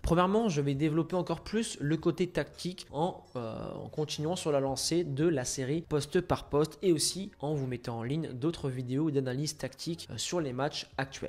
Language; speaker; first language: French; native; French